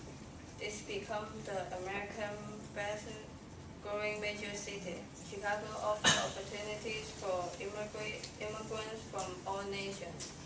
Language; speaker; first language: English; non-native, learner; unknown